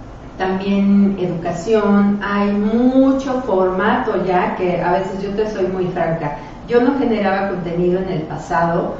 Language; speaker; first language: Spanish; native; Spanish